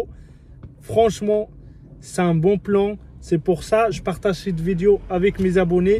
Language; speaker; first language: French; non-native, fluent; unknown